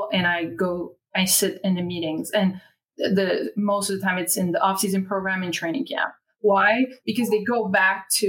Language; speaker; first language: English; non-native, fluent; French